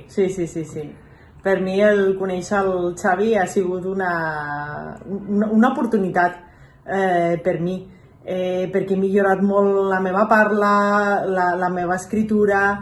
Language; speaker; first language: Catalan; non-native, local second language; Spanish